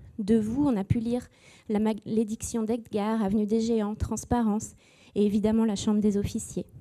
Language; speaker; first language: French; native; French